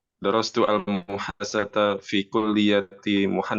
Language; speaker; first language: Arabic; non-native, learner; Indonesian